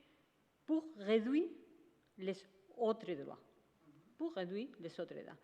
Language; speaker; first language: French; non-native, fluent; Spanish